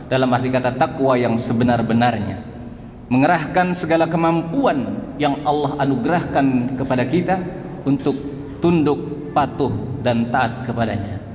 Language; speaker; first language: Indonesian; native; Indonesian